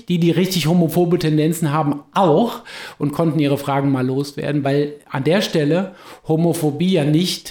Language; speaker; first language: German; native; German